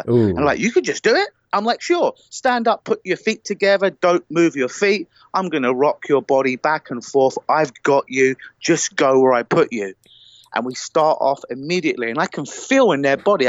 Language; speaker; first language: English; native; English